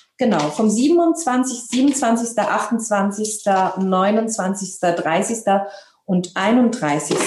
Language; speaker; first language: German; native; German